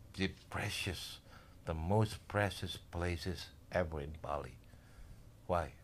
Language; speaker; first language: English; non-native, learner; Indonesian